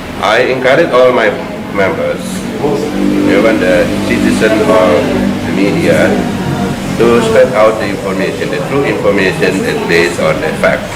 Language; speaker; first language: English; non-native, fluent; Indonesian